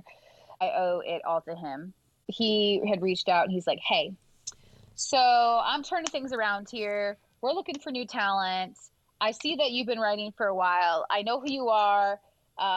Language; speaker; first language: English; native; English